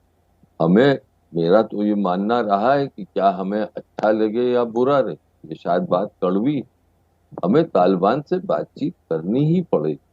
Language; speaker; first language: Hindi; native; Hindi